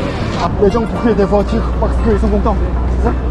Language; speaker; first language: French; non-native, learner; Korean